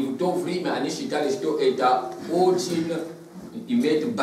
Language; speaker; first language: Russian; non-native, fluent; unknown